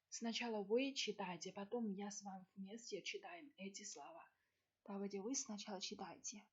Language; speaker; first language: Russian; non-native, learner; Chinese